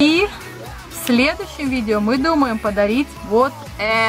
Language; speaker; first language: Russian; native; Russian